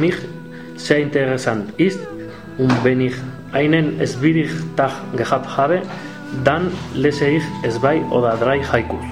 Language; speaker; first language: German; non-native, learner; Spanish